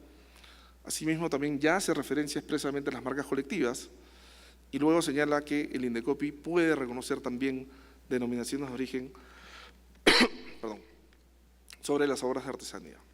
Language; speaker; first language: Spanish; native; Spanish